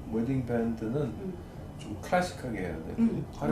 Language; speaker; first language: Korean; non-native, fluent; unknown